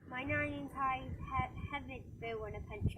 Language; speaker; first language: Welsh; non-native, local second language; English